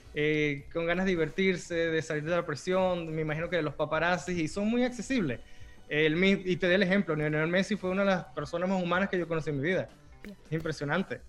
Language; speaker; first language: Spanish; native; Spanish